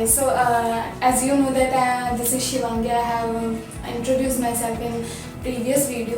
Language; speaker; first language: English; non-native, fluent; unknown